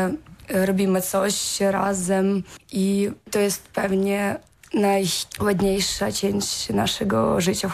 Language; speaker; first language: Polish; non-native, learner; Ukrainian